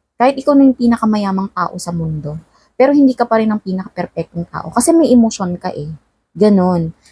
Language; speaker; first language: Filipino; non-native, local second language; Cebuano